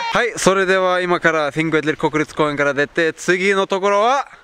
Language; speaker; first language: Japanese; non-native, fluent; Icelandic